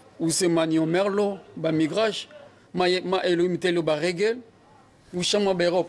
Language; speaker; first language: Hebrew; non-native, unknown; French